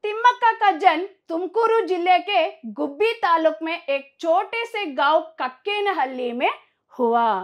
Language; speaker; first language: Hindi; non-native, local second language; Kannada